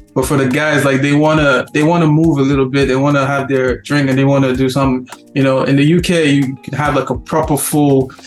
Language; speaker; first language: English; non-native, local second language; Yoruba